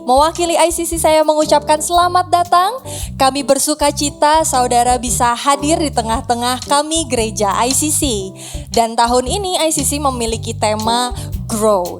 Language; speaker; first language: Indonesian; native; Indonesian